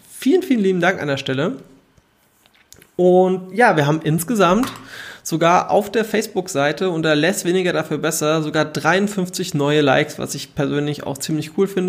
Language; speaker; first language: German; native; German